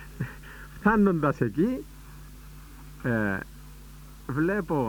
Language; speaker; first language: Greek; native; Greek